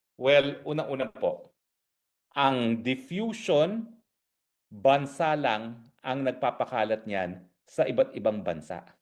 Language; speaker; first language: Filipino; native; Filipino